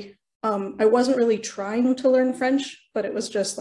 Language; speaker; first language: English; early bilingual, other home language; Norwegian